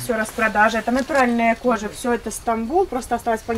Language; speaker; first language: Russian; native; Russian